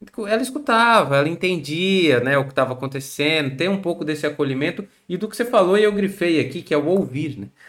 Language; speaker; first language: Portuguese; native; Portuguese